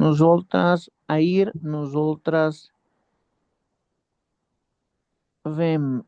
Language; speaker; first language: Catalan; non-native, learner; Spanish